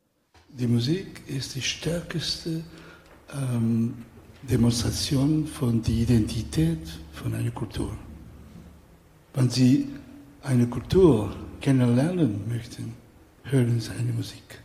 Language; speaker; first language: German; non-native, fluent; Catalan